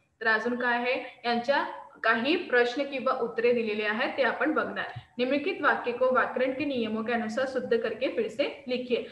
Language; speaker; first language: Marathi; non-native, local second language; Hindi